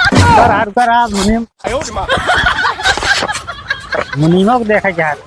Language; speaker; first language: Hindi; non-native, local second language; Awadhi